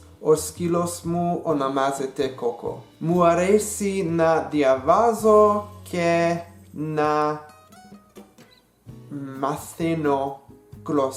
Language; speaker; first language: Greek; non-native, learner; English